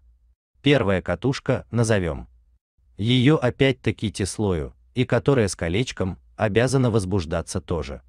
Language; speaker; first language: Russian; native; Russian